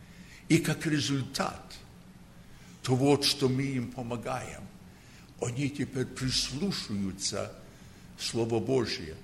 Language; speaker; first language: Russian; early bilingual, heritage; Russian